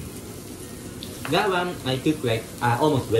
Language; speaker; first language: English; non-native, learner; Japanese